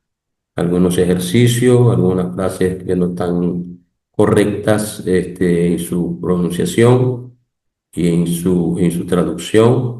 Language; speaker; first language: Spanish; non-native, local second language; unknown